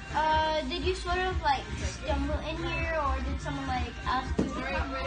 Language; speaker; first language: English; native; English